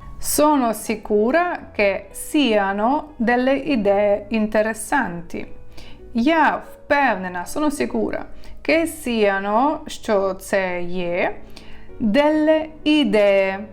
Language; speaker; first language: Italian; non-native, fluent; Ukrainian